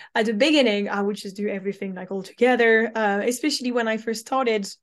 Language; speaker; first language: English; non-native, fluent; French